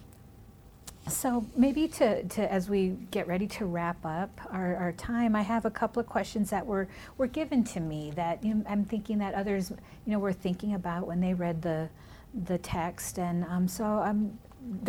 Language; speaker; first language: English; early bilingual, other home language; Spanish